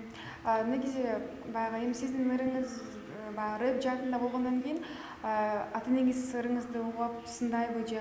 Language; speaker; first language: Kyrgyz; native; Kyrgyz